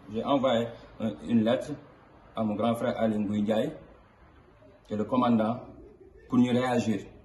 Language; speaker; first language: French; non-native, local second language; Wolof